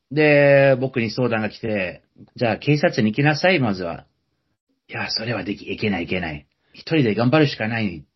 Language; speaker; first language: Japanese; non-native, fluent; English